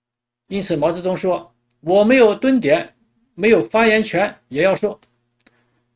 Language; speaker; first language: Chinese; native; Chinese